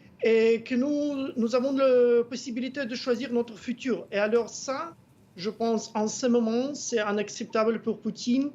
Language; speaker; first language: French; non-native, fluent; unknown